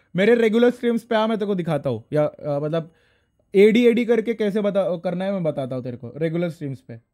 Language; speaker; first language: Hindi; non-native, local second language; Marathi